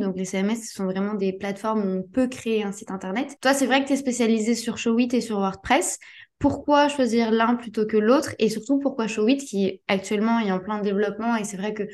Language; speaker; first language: French; native; French